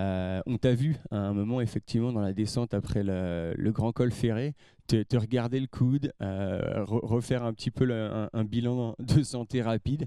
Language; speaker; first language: French; native; French